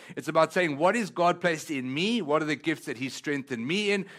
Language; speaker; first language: English; non-native, local second language; Italian